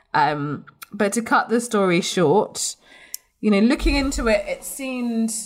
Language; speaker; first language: English; native; English